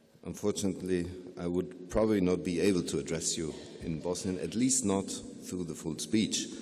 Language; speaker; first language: English; non-native, fluent; German